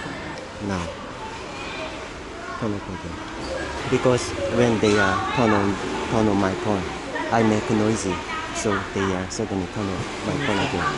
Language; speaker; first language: English; non-native, learner; Korean